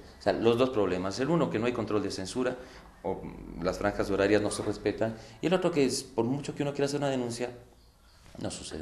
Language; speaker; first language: Spanish; native; Spanish